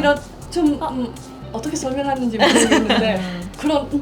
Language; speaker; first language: Korean; non-native, learner; Indonesian